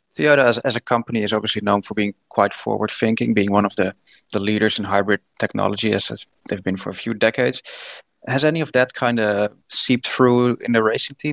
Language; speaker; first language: English; non-native, fluent; Dutch